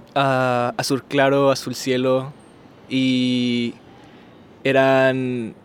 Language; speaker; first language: Spanish; native; Spanish